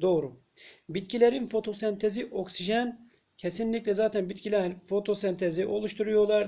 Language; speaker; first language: Turkish; native; Turkish